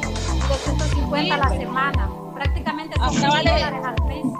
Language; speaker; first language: Spanish; native; Spanish